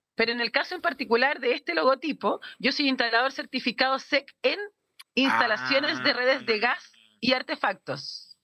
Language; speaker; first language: Spanish; native; Spanish